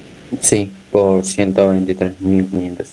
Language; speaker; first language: Spanish; native; Spanish